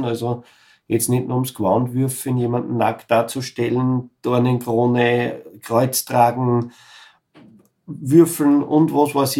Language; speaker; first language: German; native; German